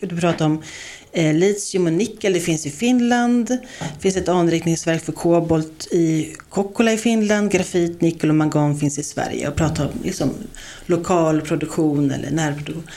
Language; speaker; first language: Swedish; native; Swedish